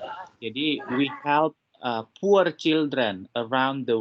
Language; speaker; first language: English; non-native, fluent; Indonesian